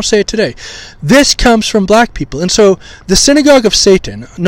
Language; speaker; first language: English; native; English